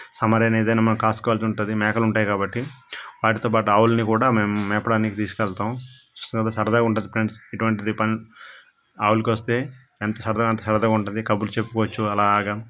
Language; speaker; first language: Telugu; non-native, local second language; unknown